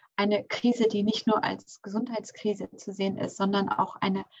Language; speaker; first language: German; early bilingual, other home language; English